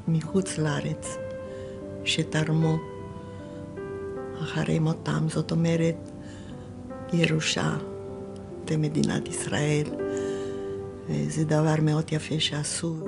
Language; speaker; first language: Hebrew; non-native, fluent; Romanian